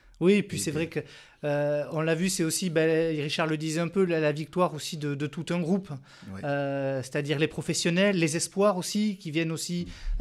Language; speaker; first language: French; native; French